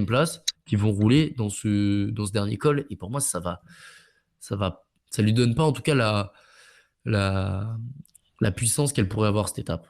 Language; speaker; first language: French; native; French